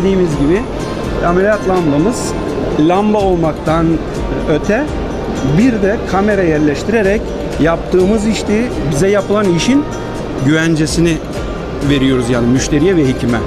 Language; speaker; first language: Turkish; early bilingual, heritage; Turkish